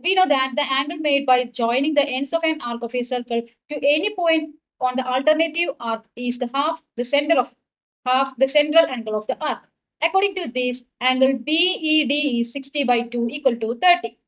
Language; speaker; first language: English; non-native, local second language; Malayalam